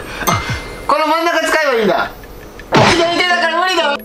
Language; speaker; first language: Japanese; native; Japanese